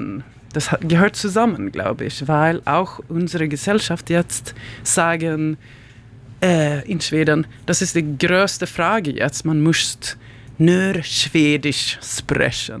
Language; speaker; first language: German; non-native, learner; Swedish